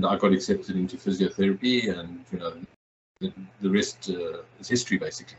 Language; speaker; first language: English; native; English